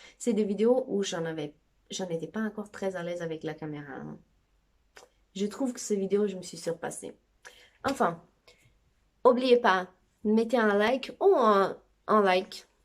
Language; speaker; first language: French; non-native, fluent; Portuguese